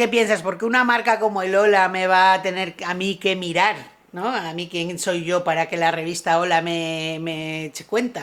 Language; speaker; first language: Spanish; native; Spanish